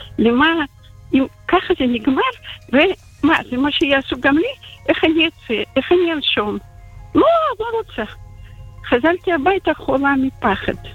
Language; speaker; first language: Hebrew; non-native, fluent; Russian